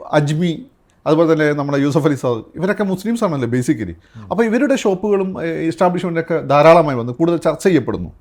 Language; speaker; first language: Malayalam; native; Malayalam